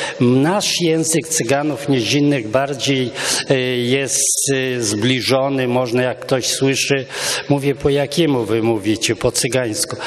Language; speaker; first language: Polish; non-native, local second language; Romany